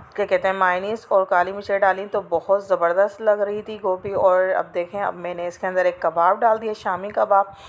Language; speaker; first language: Urdu; native; Urdu